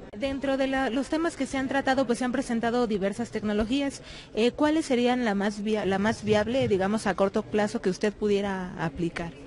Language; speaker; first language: Spanish; native; Spanish